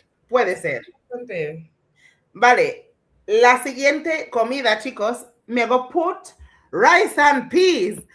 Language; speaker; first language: Spanish; non-native, fluent; English